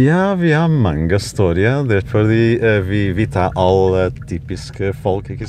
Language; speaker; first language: Norwegian; non-native, learner; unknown